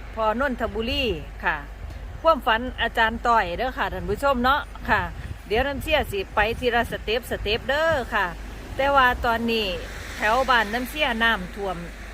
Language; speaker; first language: Thai; native; Thai